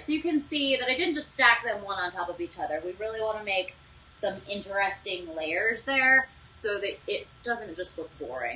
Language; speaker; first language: English; native; English